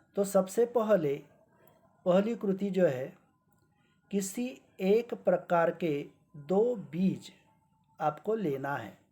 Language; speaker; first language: Hindi; non-native, local second language; Marathi